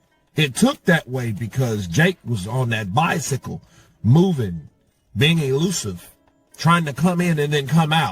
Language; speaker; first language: English; native; English